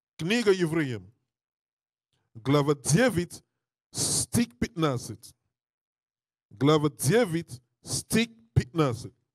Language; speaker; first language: Russian; non-native, learner; English